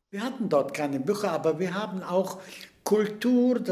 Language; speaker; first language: German; non-native, fluent; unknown